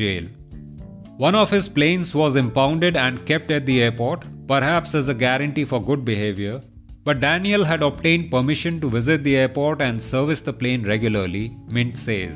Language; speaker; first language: English; non-native, local second language; Hindi